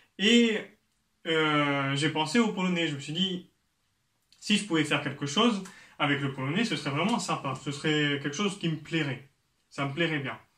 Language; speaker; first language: French; native; French